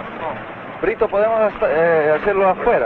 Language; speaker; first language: Spanish; non-native, fluent; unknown